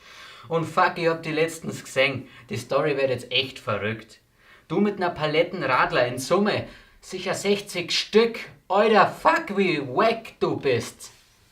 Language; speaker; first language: German; native; German